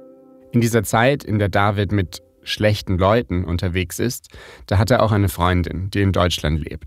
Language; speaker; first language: German; native; German